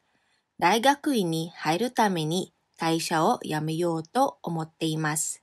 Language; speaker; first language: Japanese; non-native, fluent; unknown